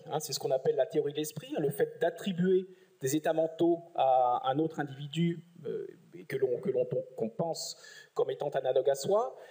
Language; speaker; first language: French; native; French